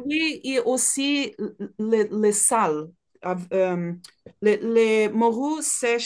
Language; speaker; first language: French; non-native, learner; Portuguese